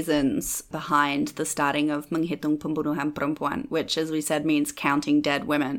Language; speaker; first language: English; native; English